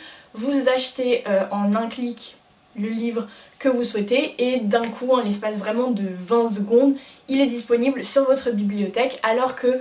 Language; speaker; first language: French; native; French